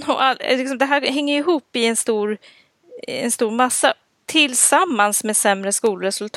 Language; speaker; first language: Swedish; native; Swedish